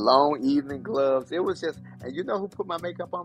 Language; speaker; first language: English; native; English